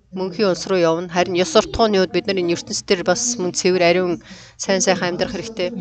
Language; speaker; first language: Mongolian; non-native, fluent; Korean